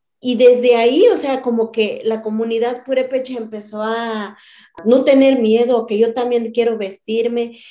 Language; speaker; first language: Spanish; non-native, local second language; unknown